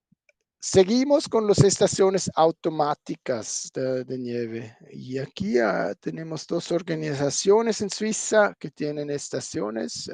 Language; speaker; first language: Spanish; non-native, fluent; German